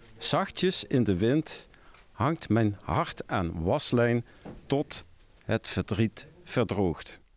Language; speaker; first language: Dutch; native; Dutch